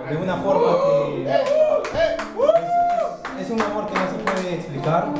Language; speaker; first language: Spanish; early bilingual, heritage; Spanish